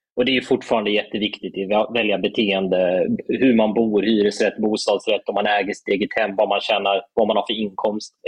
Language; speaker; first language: Swedish; native; Swedish